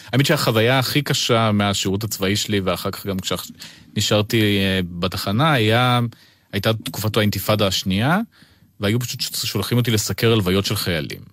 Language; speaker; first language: Hebrew; early bilingual, other home language; Russian